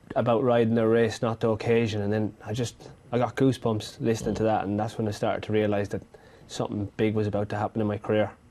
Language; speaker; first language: English; native; English